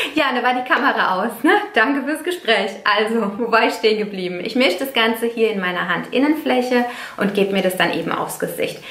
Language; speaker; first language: German; non-native, fluent; Italian